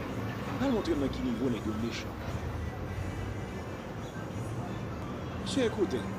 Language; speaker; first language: French; non-native, local second language; Haitian Creole